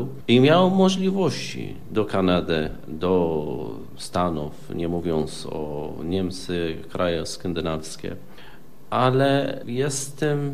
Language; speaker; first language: Polish; non-native, fluent; Arabic